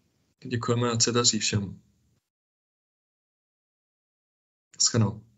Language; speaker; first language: Czech; native; Czech